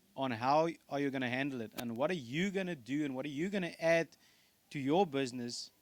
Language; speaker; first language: English; non-native, local second language; Afrikaans